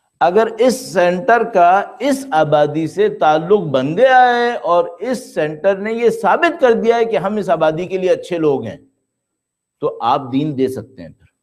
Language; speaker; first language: Urdu; native; Urdu